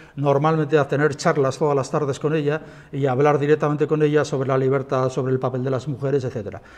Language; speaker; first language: Spanish; native; Spanish